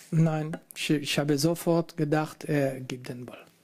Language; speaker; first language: German; non-native, fluent; French